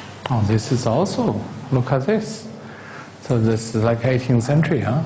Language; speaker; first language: English; non-native, fluent; Chinese